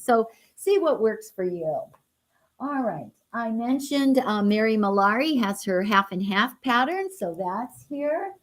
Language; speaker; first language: English; native; English